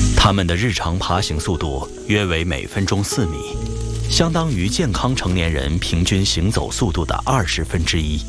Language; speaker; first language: Chinese; native; Chinese